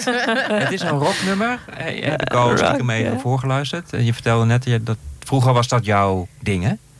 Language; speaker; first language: Dutch; native; Dutch